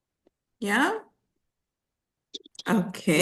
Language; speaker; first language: English; non-native, fluent; Spanish